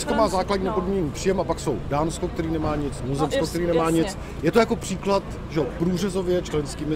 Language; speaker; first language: Czech; native; Czech